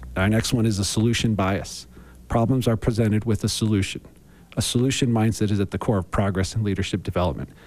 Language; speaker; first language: English; native; English